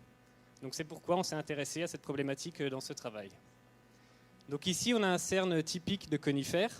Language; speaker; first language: French; native; French